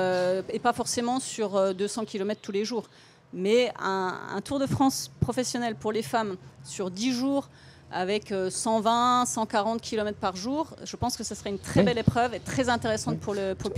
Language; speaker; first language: French; native; French